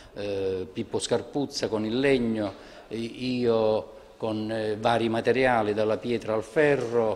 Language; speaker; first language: Italian; native; Italian